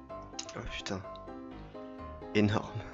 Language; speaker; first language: French; native; French